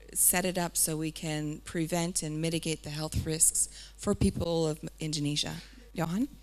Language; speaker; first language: English; native; English